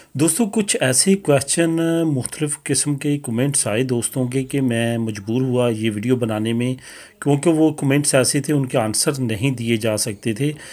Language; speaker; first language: Hindi; non-native, local second language; Punjabi